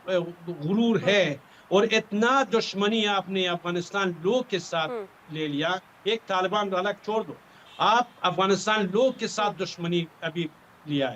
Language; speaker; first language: Hindi; non-native, fluent; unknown